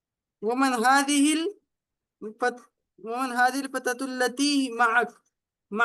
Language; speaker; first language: Arabic; non-native, learner; Urdu